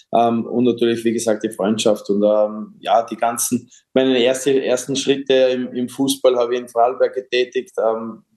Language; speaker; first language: German; native; German